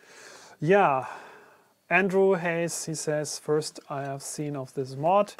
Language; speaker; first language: English; non-native, fluent; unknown